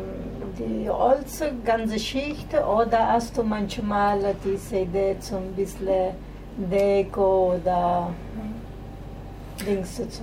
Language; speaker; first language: German; non-native, learner; Italian